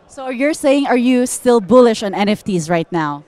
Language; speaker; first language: English; non-native, local second language; Filipino